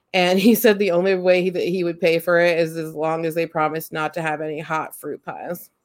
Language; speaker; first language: English; native; English